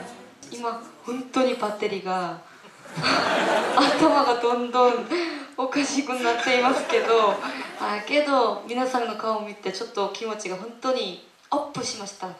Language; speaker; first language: Japanese; non-native, learner; Korean